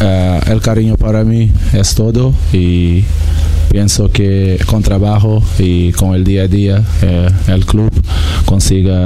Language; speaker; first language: Spanish; non-native, learner; Portuguese